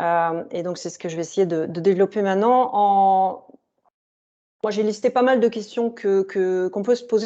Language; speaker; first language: French; native; French